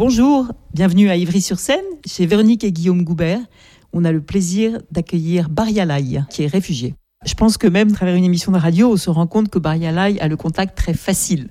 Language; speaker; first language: French; native; French